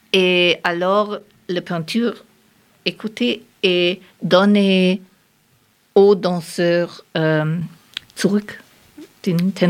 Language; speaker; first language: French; non-native, learner; German